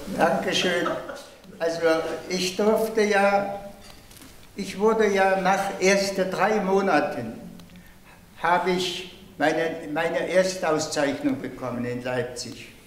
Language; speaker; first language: German; non-native, fluent; Tuvinian